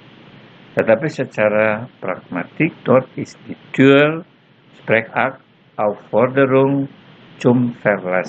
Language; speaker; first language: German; non-native, fluent; Indonesian